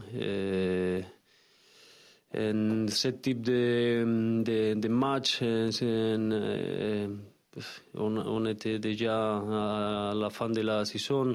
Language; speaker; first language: French; non-native, learner; Spanish